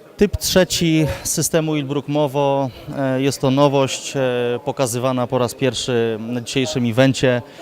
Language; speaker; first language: Polish; native; Polish